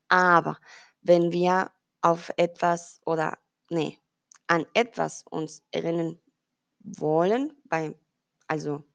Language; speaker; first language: German; non-native, fluent; Spanish